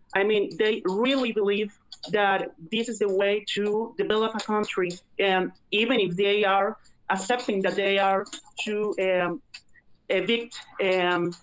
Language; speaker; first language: English; non-native, learner; Spanish